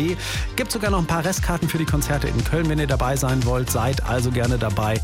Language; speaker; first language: German; native; German